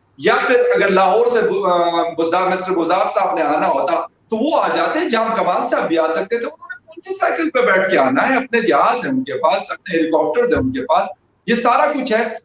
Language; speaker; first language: Urdu; non-native, local second language; Pashto